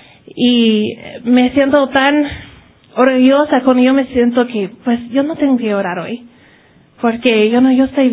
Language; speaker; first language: Spanish; early bilingual, heritage; Spanish